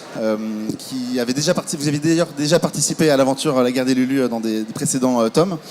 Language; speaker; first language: French; native; French